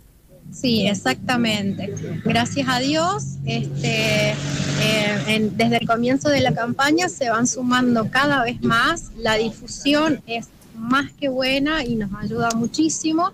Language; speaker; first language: Spanish; native; Spanish